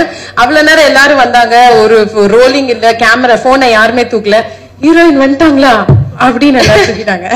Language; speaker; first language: Tamil; native; Tamil